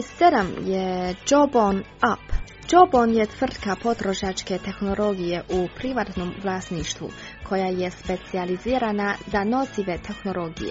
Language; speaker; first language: Croatian; non-native, fluent; Chinese